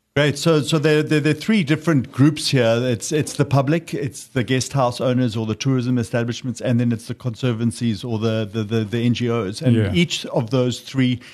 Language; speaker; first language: English; native; English